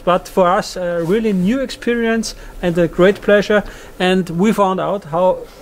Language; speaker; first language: English; non-native, fluent; German